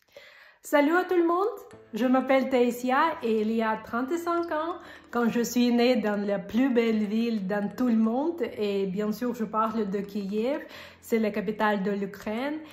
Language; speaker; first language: French; non-native, fluent; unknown